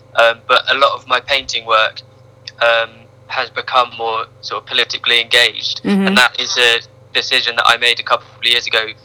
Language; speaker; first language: English; native; English